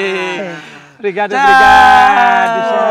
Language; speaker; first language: Portuguese; non-native, local second language; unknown